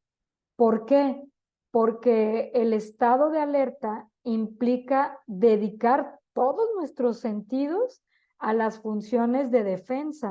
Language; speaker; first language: Spanish; native; Spanish